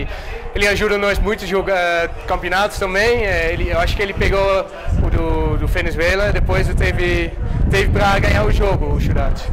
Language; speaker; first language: Portuguese; non-native, learner; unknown